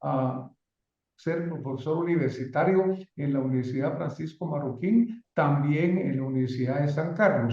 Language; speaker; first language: Spanish; native; Spanish